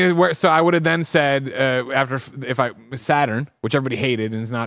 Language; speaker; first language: English; native; English